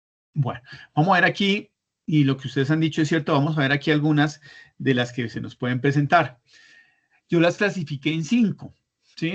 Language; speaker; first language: Spanish; native; Spanish